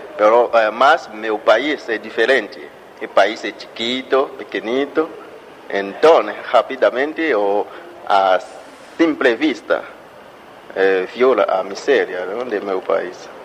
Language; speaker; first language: Portuguese; non-native, learner; Spanish